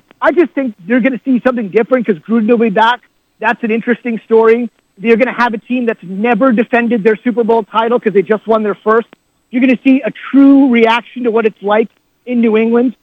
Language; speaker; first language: English; native; English